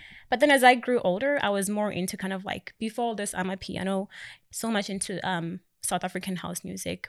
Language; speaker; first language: English; non-native, local second language; Tswana